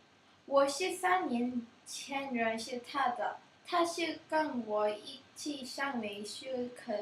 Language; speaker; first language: Chinese; non-native, learner; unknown